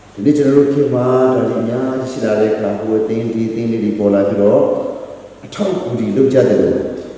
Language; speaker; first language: Burmese; non-native, local second language; Hakha Chin